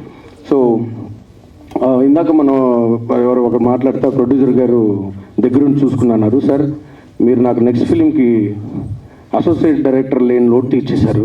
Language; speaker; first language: Telugu; native; Telugu